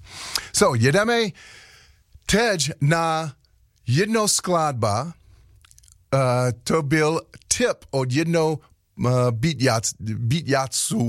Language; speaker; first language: Czech; non-native, learner; English